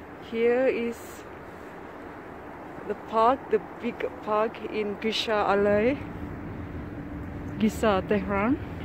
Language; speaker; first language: English; non-native, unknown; Indonesian